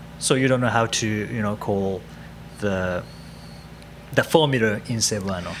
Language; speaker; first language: English; non-native, fluent; Japanese